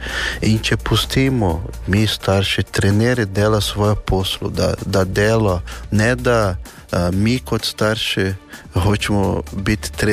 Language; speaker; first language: Slovenian; non-native, learner; Portuguese